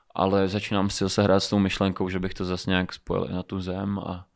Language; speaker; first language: Czech; early bilingual, other home language; Romanian